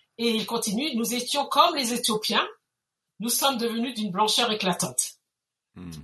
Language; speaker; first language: French; native; French